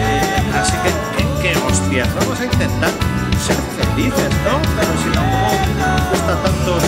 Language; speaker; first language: Spanish; native; Spanish